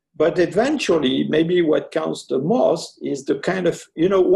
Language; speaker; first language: English; early bilingual, other home language; French